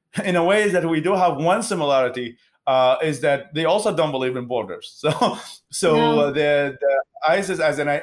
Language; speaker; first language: English; non-native, fluent; Arabic